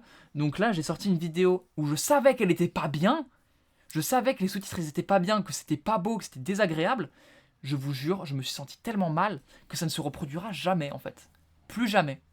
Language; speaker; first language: French; native; French